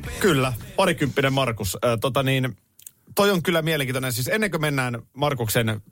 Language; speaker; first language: Finnish; native; Finnish